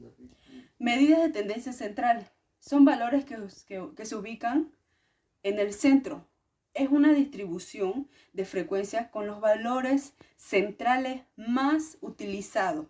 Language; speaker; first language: Spanish; native; Spanish